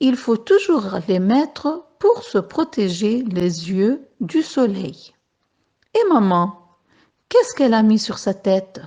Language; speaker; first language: French; non-native, local second language; Arabic